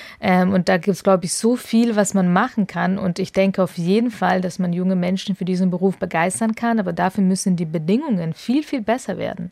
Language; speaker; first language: German; early bilingual, other home language; Russian